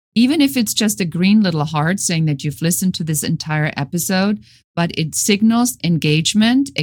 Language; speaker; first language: English; non-native, fluent; German